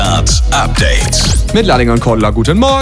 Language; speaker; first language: German; native; German